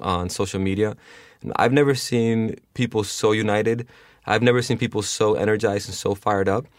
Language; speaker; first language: English; early bilingual, other home language; Spanish